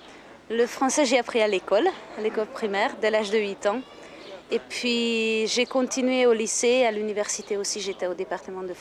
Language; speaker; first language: French; non-native, fluent; Hungarian